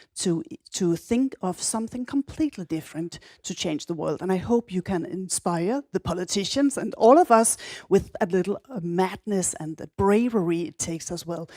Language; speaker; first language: English; non-native, fluent; Danish